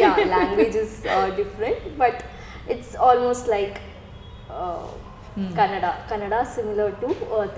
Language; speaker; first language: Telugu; non-native, learner; Kannada